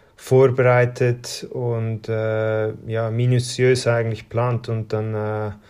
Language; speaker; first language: German; native; German